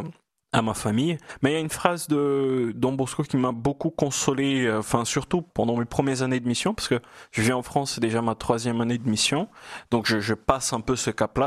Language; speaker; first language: French; non-native, fluent; Portuguese